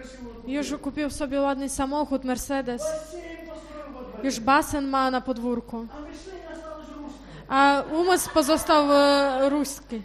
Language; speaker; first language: Polish; non-native, fluent; Ukrainian